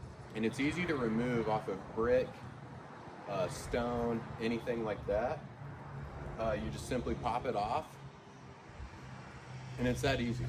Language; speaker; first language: English; native; English